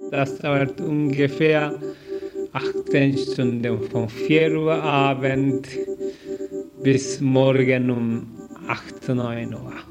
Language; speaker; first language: German; non-native, learner; Korean